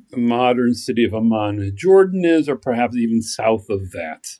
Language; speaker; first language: English; native; English